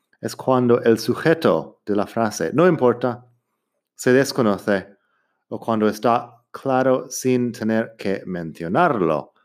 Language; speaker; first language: Spanish; non-native, fluent; English